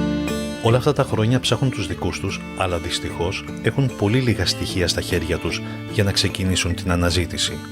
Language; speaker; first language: Greek; native; Greek